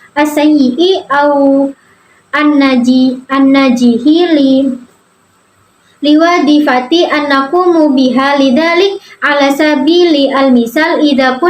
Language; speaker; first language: Arabic; non-native, learner; Indonesian